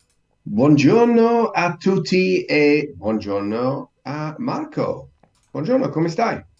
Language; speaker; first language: Italian; non-native, learner; English